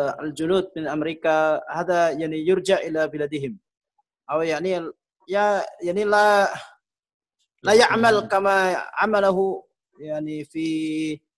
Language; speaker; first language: Arabic; non-native, learner; Indonesian